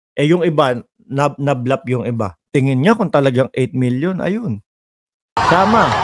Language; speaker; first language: Filipino; native; Filipino